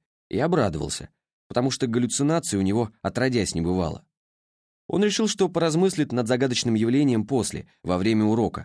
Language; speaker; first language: Russian; native; Russian